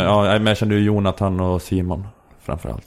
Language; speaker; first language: Swedish; native; Swedish